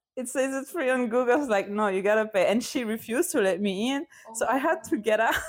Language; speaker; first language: English; non-native, fluent; French